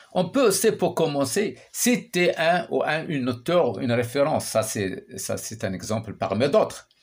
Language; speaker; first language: French; non-native, local second language; Arabic